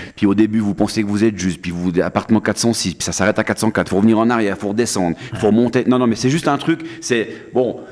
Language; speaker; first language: French; native; French